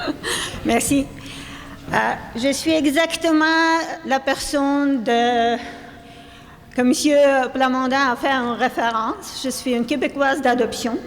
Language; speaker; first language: French; non-native, fluent; Armenian